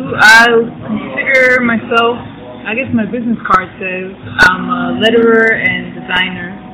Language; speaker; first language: English; native; English